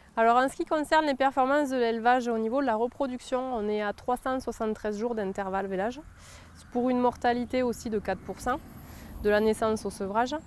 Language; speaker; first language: French; native; French